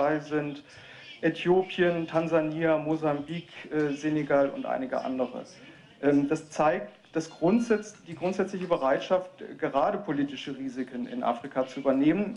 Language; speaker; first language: German; native; German